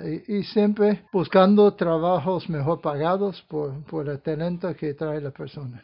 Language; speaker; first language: Spanish; non-native, fluent; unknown